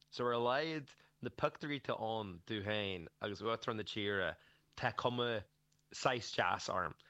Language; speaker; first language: Irish; native; Irish